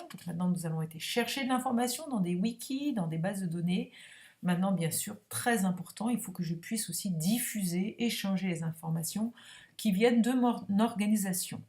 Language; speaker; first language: French; native; French